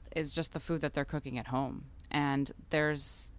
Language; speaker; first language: English; early bilingual, other home language; Russian